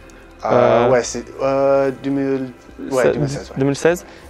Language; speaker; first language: French; early bilingual, heritage; English